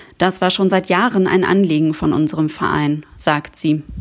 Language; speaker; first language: German; native; German